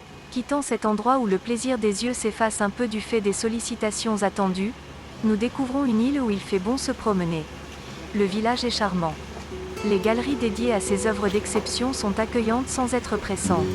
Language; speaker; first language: French; native; French